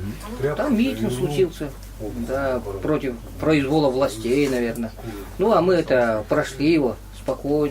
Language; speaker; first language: Russian; native; Russian